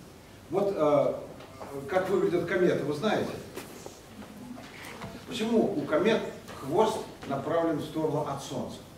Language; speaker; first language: Russian; native; Russian